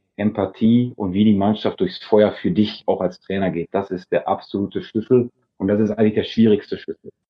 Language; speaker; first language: German; early bilingual, other home language; Dutch